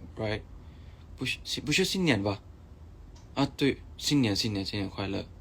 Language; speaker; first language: Chinese; non-native, learner; Thai